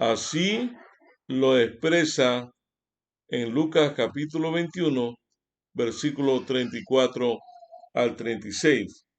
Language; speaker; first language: Spanish; native; Spanish